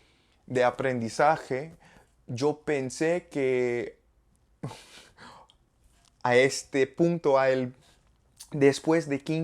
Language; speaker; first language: Spanish; non-native, learner; English